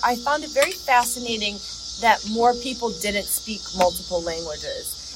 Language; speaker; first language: English; early bilingual, other home language; Serbian